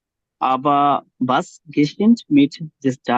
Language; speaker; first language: German; non-native, learner; Bangla